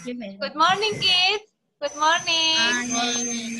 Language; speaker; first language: English; non-native, fluent; Indonesian